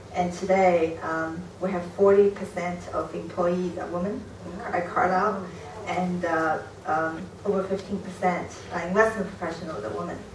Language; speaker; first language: English; non-native, fluent; Chinese